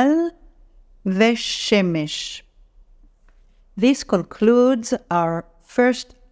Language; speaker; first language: English; non-native, fluent; Hebrew